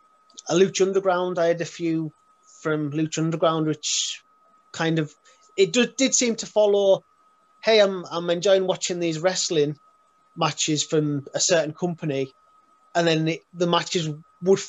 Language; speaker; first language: English; native; English